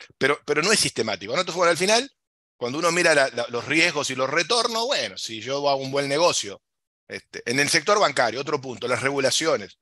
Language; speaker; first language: Spanish; native; Spanish